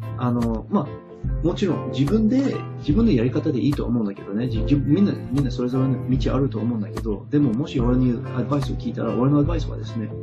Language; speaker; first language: Japanese; non-native, fluent; English